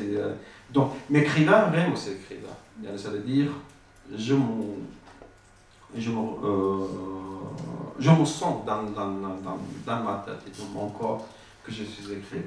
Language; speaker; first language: French; non-native, learner; Arabic